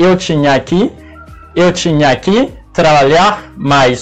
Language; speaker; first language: Portuguese; non-native, fluent; Haitian Creole